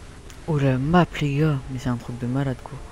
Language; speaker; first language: French; native; French